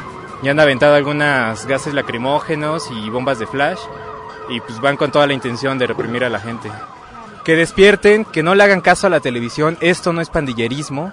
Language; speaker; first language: Spanish; native; Spanish